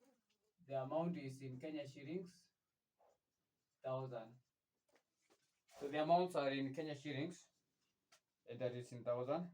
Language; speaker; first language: English; non-native, local second language; Swahili